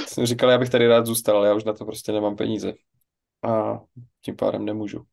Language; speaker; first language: Czech; native; Czech